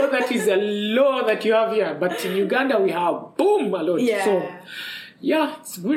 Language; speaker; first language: English; non-native, local second language; Ganda